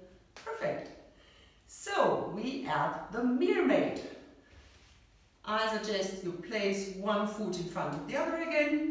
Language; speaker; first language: English; non-native, fluent; German